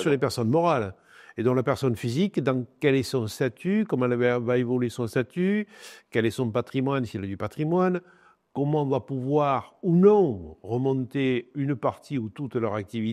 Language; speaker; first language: French; native; French